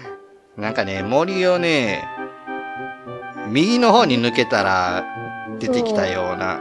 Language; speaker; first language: Japanese; native; Japanese